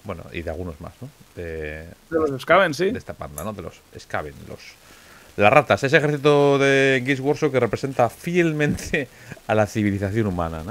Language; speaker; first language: Spanish; native; Spanish